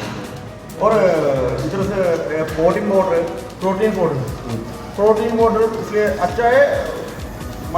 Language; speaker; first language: Hindi; non-native, local second language; Malayalam